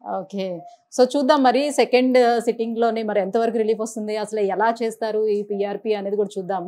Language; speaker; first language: Telugu; native; Telugu